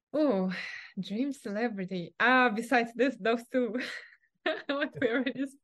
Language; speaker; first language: English; non-native, fluent; Russian